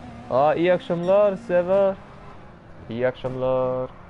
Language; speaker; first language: Turkish; early bilingual, other home language; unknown